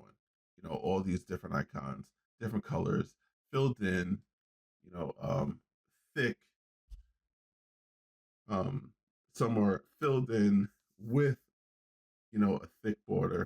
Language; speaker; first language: English; native; English